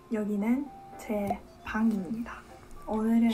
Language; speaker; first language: Korean; non-native, fluent; Japanese